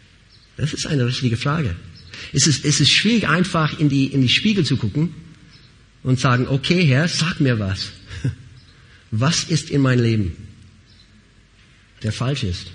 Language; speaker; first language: German; non-native, fluent; English